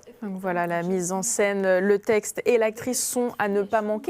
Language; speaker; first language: French; native; French